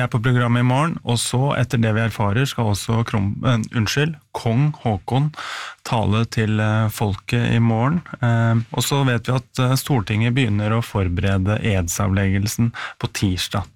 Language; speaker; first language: Norwegian; native; Norwegian